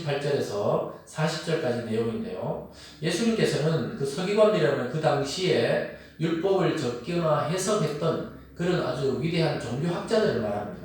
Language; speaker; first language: Korean; native; Korean